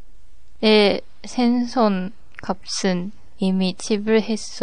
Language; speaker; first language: Korean; non-native, learner; Japanese